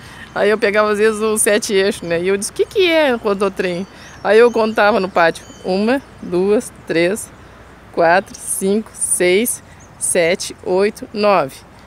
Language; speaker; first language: Portuguese; native; Portuguese